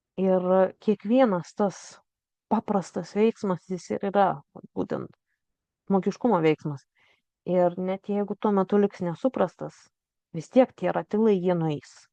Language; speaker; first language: Lithuanian; native; Lithuanian